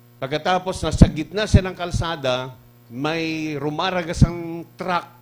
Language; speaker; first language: Filipino; non-native, local second language; Cebuano